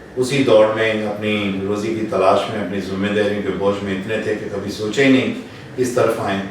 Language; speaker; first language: Urdu; non-native, local second language; Punjabi